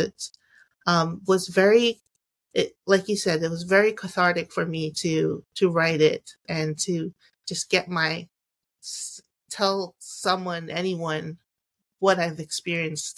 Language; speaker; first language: English; native; English